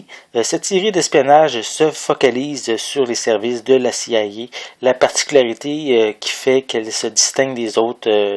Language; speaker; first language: French; native; French